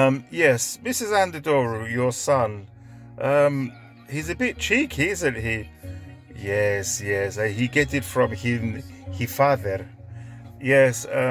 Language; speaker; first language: English; early bilingual, other home language; Greek